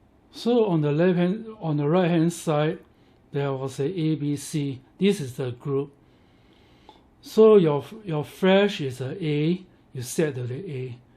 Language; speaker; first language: English; non-native, learner; Chinese